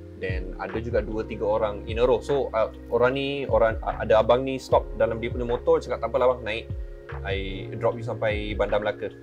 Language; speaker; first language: Malay; non-native, local second language; Tamil